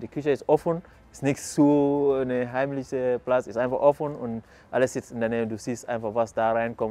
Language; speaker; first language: German; non-native, fluent; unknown